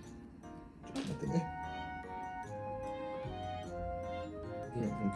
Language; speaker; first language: Japanese; non-native, learner; French